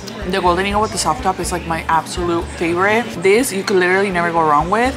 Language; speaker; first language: English; early bilingual, other home language; Spanish